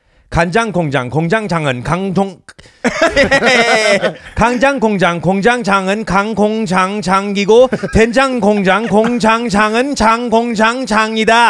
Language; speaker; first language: Korean; early bilingual, other home language; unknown